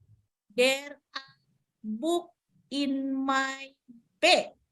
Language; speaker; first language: English; non-native, learner; Indonesian